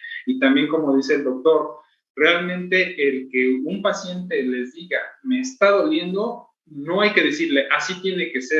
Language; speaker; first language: Spanish; native; Spanish